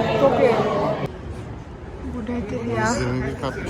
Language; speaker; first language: Turkish; early bilingual, heritage; Turkish